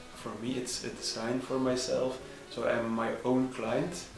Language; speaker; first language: English; non-native, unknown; Dutch